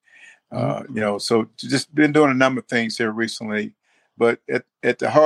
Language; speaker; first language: English; native; English